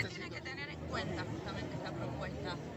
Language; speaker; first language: Spanish; native; Spanish